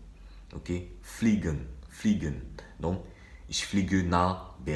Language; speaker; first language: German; non-native, learner; French